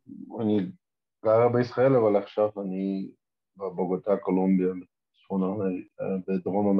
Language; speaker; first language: Hebrew; non-native, learner; German